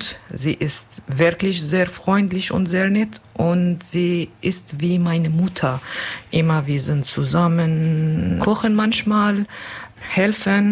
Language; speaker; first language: German; non-native, learner; Kurdish